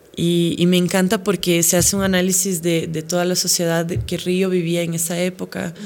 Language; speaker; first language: Spanish; non-native, fluent; Portuguese